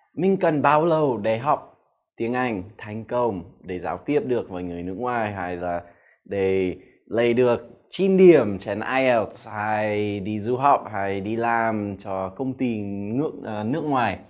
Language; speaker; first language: Vietnamese; non-native, fluent; English